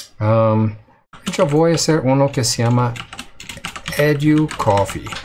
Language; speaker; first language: Spanish; non-native, fluent; English